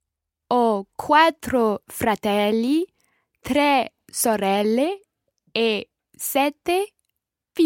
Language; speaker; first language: Italian; non-native, learner; English